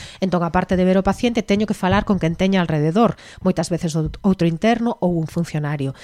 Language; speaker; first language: Galician; native; Galician